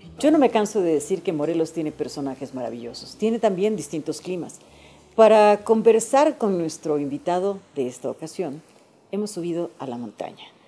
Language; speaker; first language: Spanish; native; Spanish